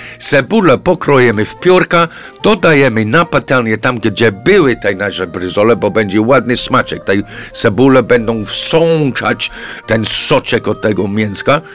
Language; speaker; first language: Polish; non-native, fluent; English